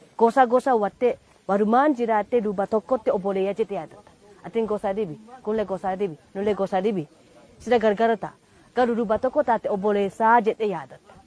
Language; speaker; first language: Oromo; non-native, fluent; Japanese